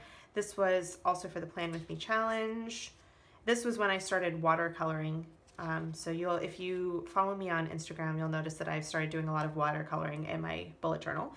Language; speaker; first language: English; native; English